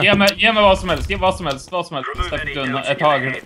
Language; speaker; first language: Swedish; native; Swedish